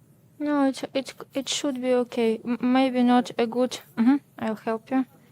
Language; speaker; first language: English; non-native, learner; Ukrainian